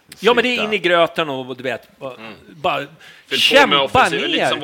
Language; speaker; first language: Swedish; native; Swedish